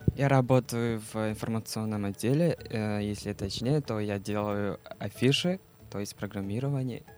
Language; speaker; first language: Russian; non-native, fluent; Mongolian